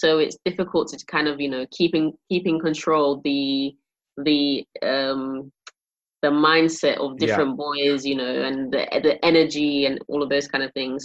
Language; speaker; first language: English; native; English